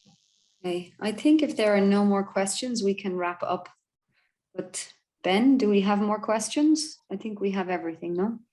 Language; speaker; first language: English; non-native, fluent; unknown